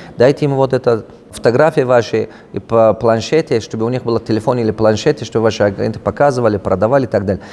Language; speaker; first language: Russian; non-native, local second language; Tajik